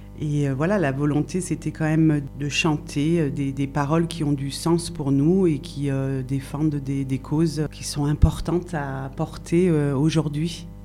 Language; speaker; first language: French; native; French